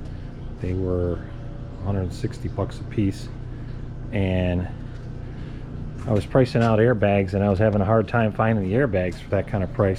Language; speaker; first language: English; native; English